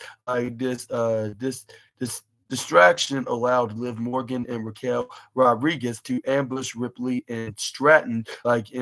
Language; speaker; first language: English; native; English